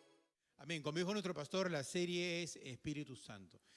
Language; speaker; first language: Spanish; native; Spanish